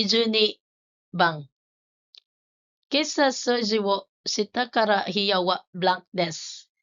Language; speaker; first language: Japanese; non-native, fluent; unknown